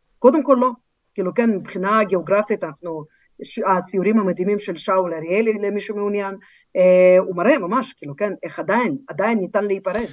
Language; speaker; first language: Hebrew; non-native, fluent; Russian